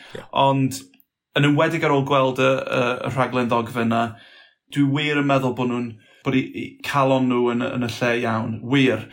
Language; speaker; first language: Welsh; non-native, local second language; English